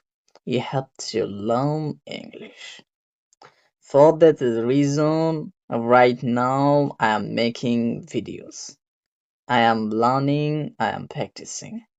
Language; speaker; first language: English; non-native, learner; Bangla